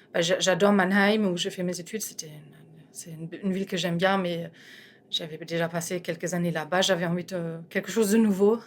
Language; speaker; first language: French; non-native, fluent; German